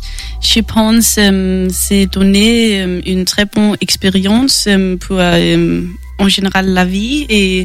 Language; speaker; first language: French; non-native, learner; German